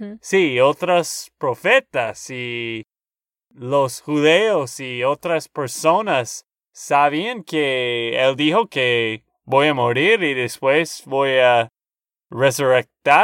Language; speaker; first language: Spanish; non-native, learner; English